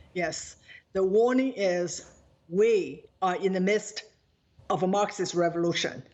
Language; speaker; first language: English; non-native, fluent; Chinese